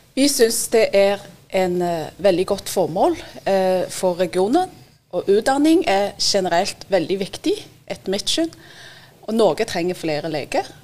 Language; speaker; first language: Norwegian; non-native, fluent; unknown